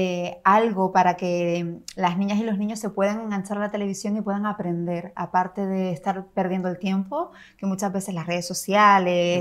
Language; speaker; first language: Spanish; native; Spanish